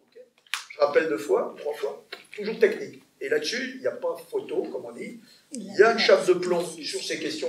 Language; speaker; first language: French; native; French